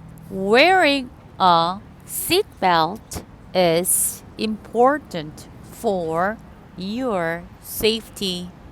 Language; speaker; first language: English; non-native, fluent; Korean